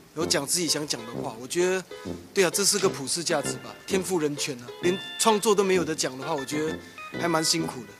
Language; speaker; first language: Chinese; native; Chinese